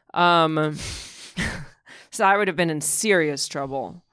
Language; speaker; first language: English; early bilingual, other home language; Russian